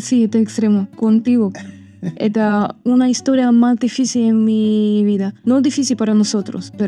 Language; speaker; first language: Spanish; non-native, learner; Armenian